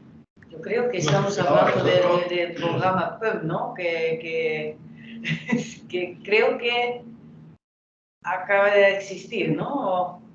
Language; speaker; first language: Spanish; non-native, fluent; Dutch